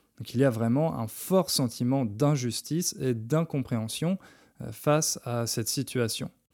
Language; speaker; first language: French; native; French